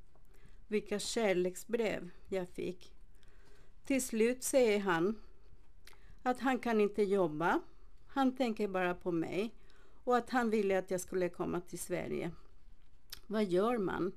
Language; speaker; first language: Swedish; non-native, fluent; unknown